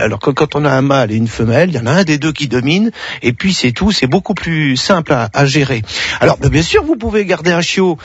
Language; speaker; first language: French; native; French